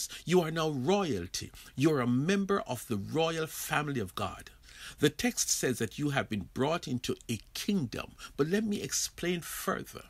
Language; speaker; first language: English; native; English